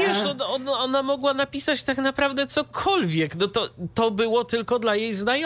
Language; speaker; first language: Polish; native; Polish